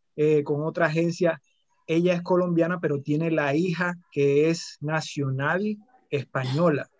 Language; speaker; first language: Spanish; native; Spanish